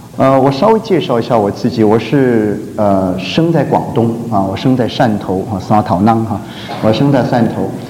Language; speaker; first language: Chinese; native; Chinese